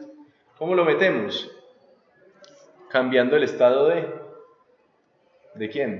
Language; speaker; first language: Spanish; native; Spanish